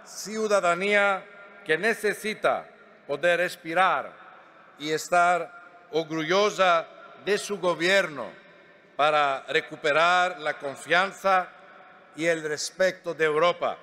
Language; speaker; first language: Spanish; non-native, fluent; Greek